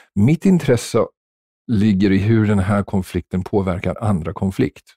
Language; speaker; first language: Swedish; non-native, fluent; English